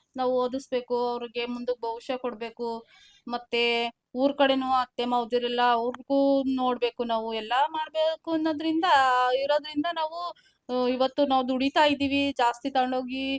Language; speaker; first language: Kannada; native; Kannada